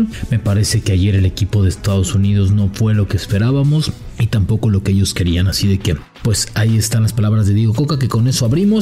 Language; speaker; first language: Spanish; native; Spanish